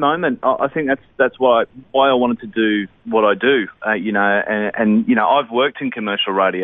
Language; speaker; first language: English; native; English